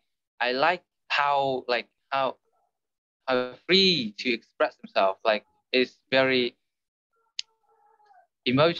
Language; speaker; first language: English; non-native, learner; Vietnamese